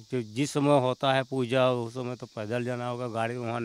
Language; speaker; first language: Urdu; non-native, local second language; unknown